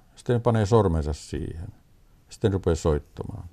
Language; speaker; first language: Finnish; native; Finnish